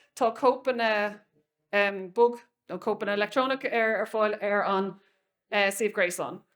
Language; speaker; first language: Irish; non-native, local second language; English